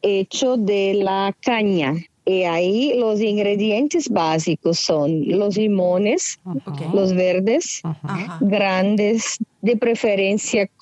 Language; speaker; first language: Spanish; non-native, fluent; Portuguese